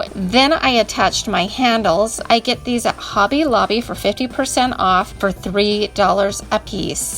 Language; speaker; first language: English; native; English